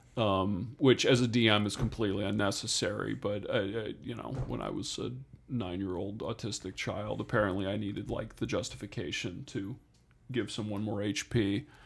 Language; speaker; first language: English; native; English